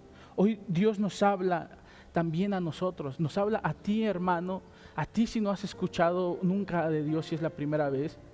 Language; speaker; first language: Spanish; native; Spanish